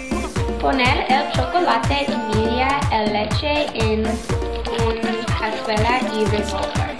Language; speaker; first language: Spanish; non-native, learner; English